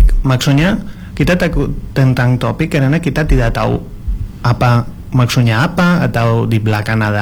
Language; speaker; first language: Indonesian; non-native, learner; Spanish